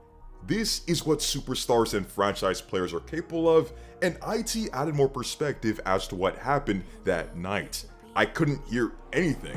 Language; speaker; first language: English; native; English